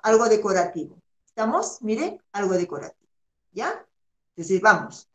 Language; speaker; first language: Spanish; native; Spanish